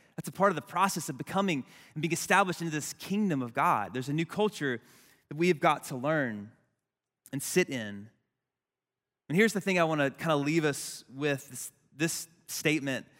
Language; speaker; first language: English; native; English